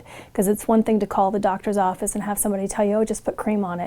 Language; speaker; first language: English; native; English